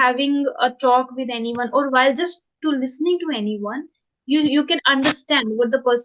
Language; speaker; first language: English; non-native, local second language; Hindi